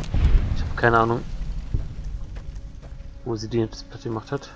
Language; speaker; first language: German; native; German